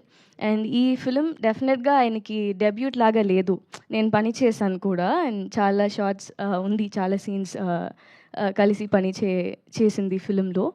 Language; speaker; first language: Telugu; non-native, learner; Tamil